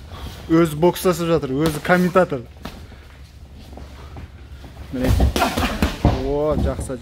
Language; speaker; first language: Kazakh; native; Kazakh